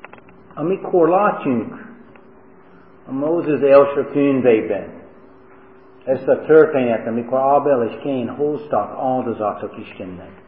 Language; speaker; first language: Hungarian; non-native, fluent; English